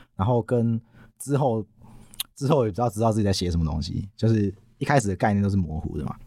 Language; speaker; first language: Chinese; non-native, local second language; Min Nan Chinese